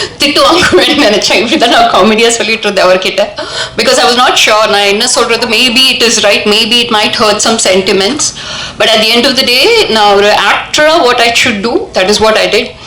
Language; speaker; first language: Tamil; non-native, local second language; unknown